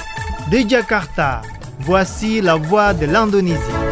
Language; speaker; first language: French; non-native, fluent; Indonesian